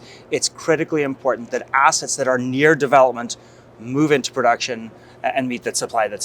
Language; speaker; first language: English; native; English